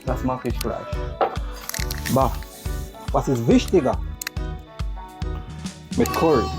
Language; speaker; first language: German; non-native, learner; English